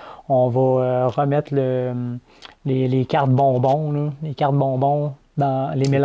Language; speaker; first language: French; native; French